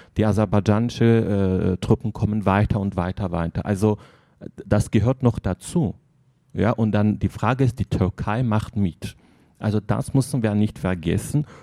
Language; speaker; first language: German; non-native, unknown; Armenian